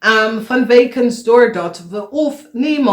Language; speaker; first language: Dutch; non-native, fluent; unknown